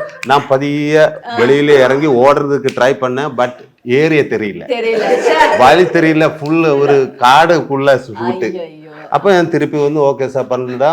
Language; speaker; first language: Tamil; non-native, learner; Malayalam